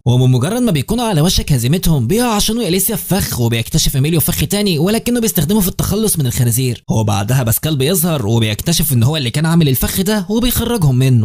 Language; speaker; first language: Arabic; native; Arabic